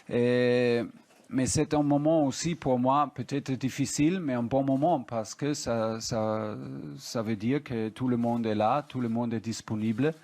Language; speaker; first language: French; non-native, fluent; German